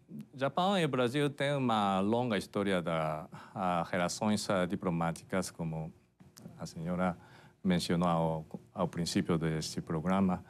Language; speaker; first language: Portuguese; non-native, fluent; Japanese